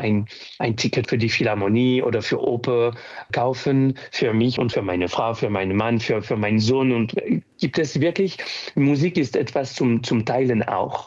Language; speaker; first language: German; non-native, fluent; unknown